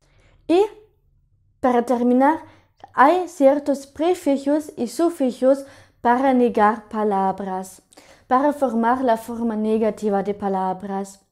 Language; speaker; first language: Spanish; non-native, fluent; German